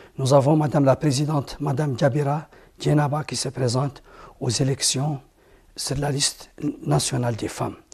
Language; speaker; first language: French; non-native, local second language; Arabic